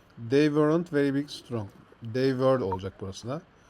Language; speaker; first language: English; non-native, learner; Turkish